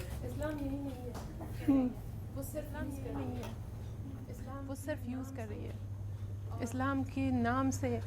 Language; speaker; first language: Hindi; non-native, learner; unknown